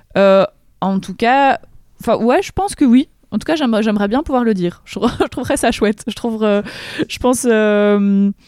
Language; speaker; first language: French; native; French